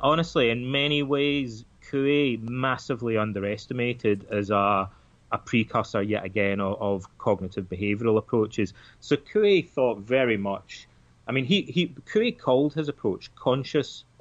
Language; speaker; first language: English; native; English